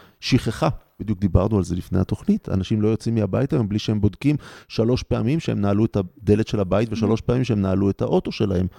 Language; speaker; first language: Hebrew; native; Hebrew